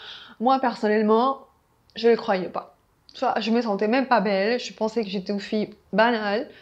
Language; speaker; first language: French; non-native, fluent; Spanish